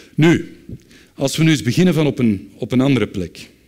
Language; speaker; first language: Dutch; native; Dutch